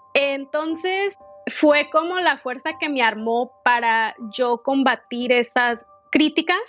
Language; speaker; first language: Spanish; early bilingual, heritage; Spanish